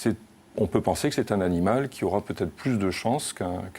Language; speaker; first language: French; native; French